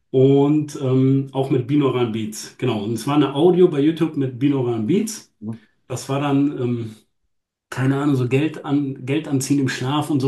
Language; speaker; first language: German; native; German